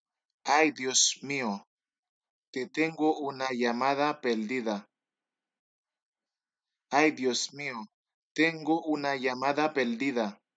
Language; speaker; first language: Spanish; non-native, learner; Haitian Creole